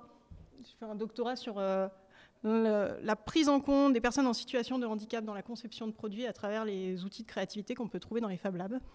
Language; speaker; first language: French; native; French